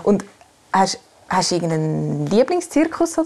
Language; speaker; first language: German; native; German